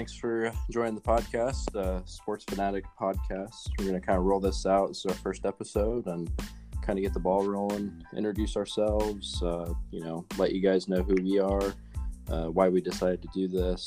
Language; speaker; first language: English; native; English